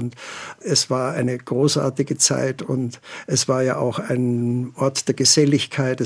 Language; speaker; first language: German; native; German